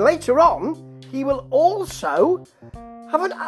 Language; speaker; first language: English; native; English